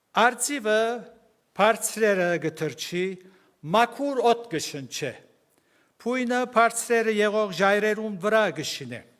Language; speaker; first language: Armenian; early bilingual, heritage; Armenian